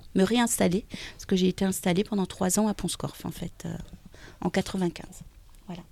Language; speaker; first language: French; native; French